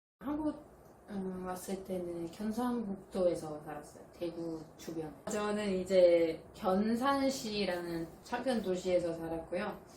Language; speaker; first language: Korean; non-native, fluent; Italian